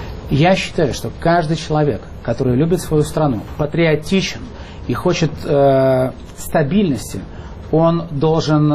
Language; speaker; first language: Russian; native; Russian